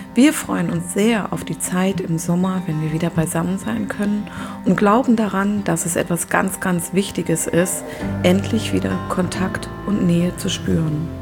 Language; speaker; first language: German; native; German